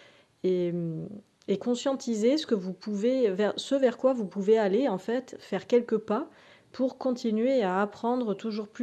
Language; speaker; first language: French; native; French